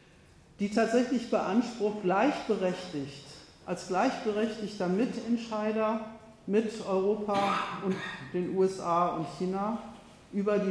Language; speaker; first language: German; native; German